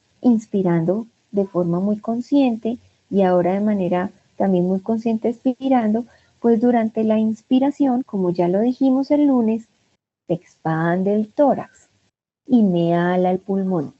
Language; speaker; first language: Spanish; native; Spanish